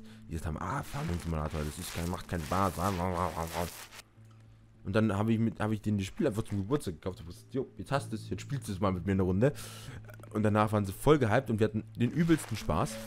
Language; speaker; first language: German; native; German